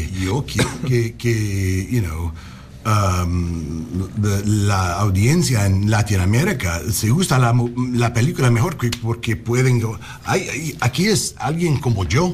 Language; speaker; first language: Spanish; non-native, learner; English